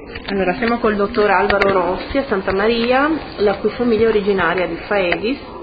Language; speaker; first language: Italian; native; Italian